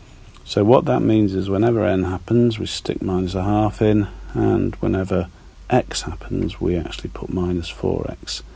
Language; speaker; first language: English; native; English